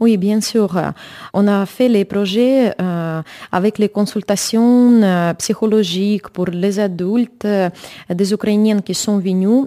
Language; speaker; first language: French; non-native, learner; Ukrainian